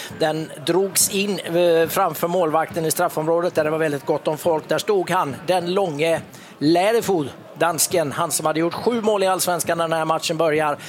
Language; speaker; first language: Swedish; native; Swedish